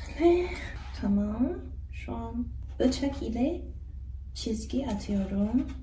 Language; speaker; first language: Turkish; non-native, learner; Chinese